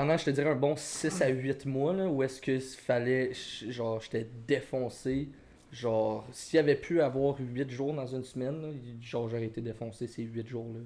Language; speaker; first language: French; native; French